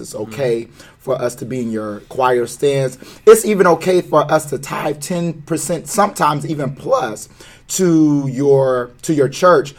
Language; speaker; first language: English; native; English